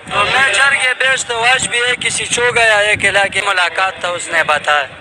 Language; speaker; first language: Urdu; non-native, local second language; Pashto